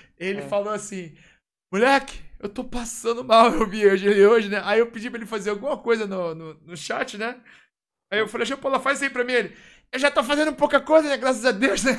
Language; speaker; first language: Portuguese; native; Portuguese